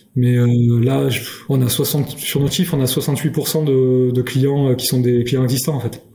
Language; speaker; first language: French; native; French